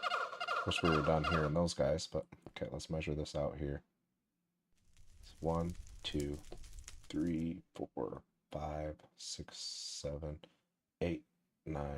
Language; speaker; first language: English; native; English